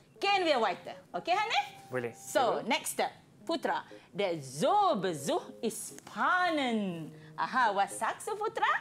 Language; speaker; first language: German; non-native, fluent; Malay